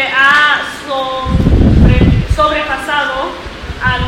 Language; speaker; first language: Spanish; non-native, learner; English